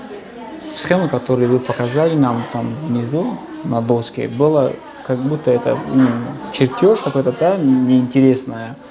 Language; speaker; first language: Russian; non-native, local second language; Tajik